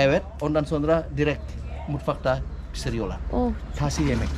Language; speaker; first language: Turkish; non-native, learner; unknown